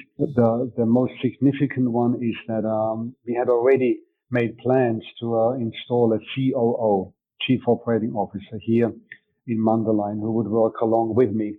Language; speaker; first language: English; non-native, fluent; German